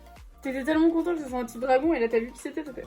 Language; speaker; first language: French; native; French